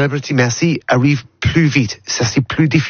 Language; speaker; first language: French; non-native, learner; English